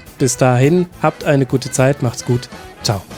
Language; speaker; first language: German; native; German